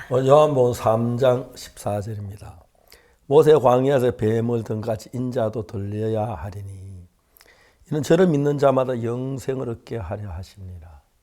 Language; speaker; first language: Korean; native; Korean